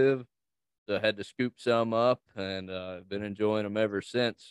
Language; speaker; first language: English; native; English